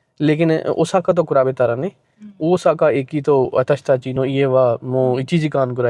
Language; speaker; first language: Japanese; non-native, fluent; Punjabi